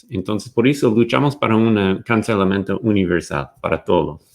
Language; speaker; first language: Spanish; non-native, fluent; English